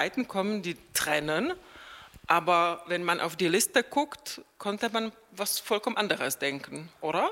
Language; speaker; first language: German; non-native, fluent; Czech